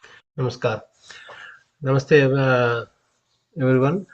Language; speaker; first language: Hindi; non-native, local second language; Telugu